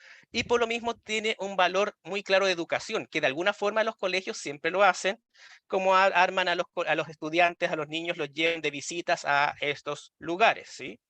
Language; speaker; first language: Spanish; native; Spanish